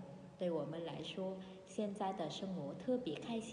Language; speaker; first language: Chinese; non-native, learner; Vietnamese